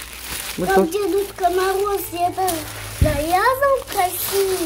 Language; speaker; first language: Russian; early bilingual, heritage; Russian